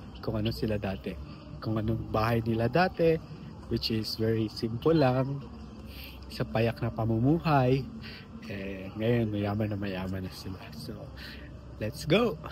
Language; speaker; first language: Filipino; non-native, local second language; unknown